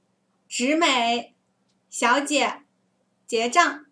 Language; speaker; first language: Chinese; non-native, learner; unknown